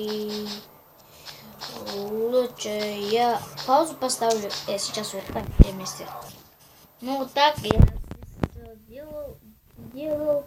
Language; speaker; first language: Russian; non-native, local second language; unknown